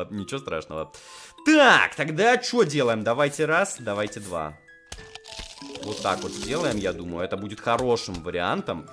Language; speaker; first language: Russian; native; Russian